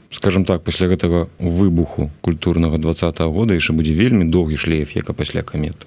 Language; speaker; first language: Belarusian; non-native, local second language; Russian